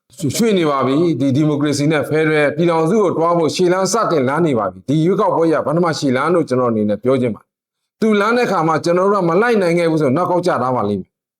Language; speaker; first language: Burmese; non-native, local second language; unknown